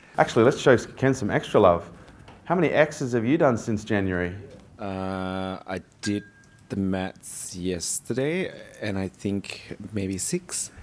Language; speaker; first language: English; native; English